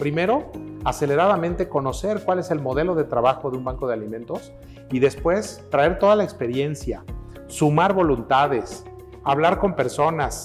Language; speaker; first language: Spanish; native; Spanish